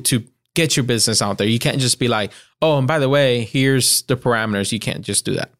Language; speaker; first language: English; non-native, fluent; Spanish